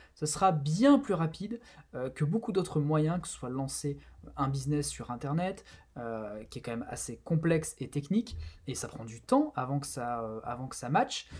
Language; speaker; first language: French; native; French